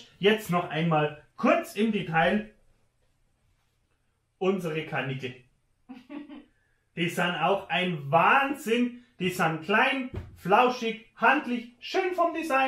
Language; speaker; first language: German; native; German